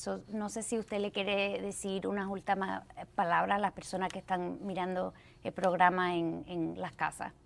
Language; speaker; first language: Spanish; early bilingual, heritage; Spanish